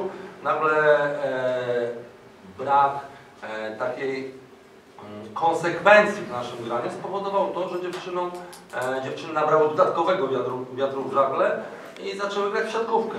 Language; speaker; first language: Polish; native; Polish